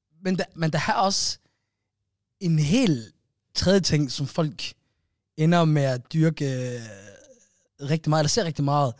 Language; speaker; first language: Danish; native; Danish